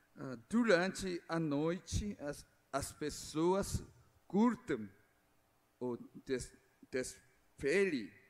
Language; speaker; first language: Portuguese; non-native, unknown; Korean